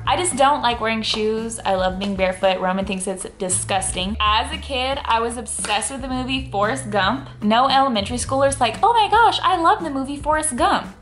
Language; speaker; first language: English; native; English